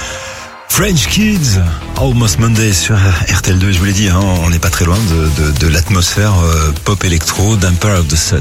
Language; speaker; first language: French; native; French